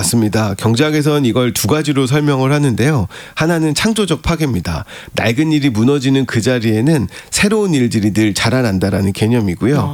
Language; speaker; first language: Korean; native; Korean